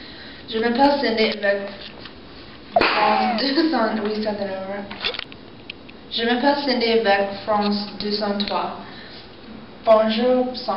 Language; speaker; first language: French; non-native, learner; English